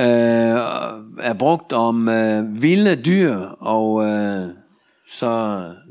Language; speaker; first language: Danish; non-native, learner; Russian